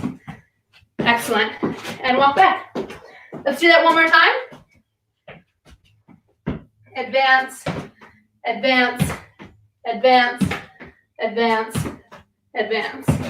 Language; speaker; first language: English; native; English